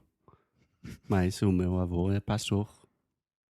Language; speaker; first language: Portuguese; non-native, fluent; English